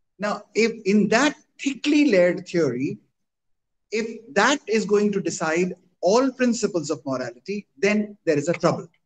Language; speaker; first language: English; non-native, local second language; Hindi